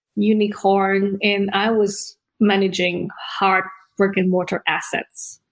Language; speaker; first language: English; early bilingual, other home language; Indonesian